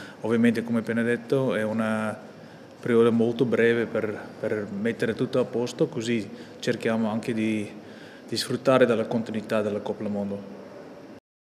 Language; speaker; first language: Italian; non-native, fluent; Afrikaans